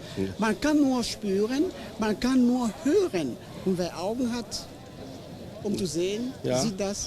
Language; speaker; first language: German; non-native, fluent; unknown